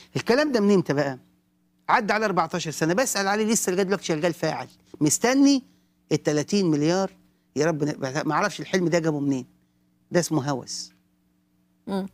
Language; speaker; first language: Arabic; native; Arabic